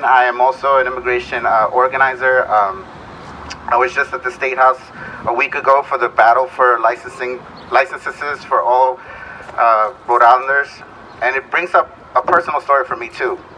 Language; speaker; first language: English; early bilingual, other home language; Spanish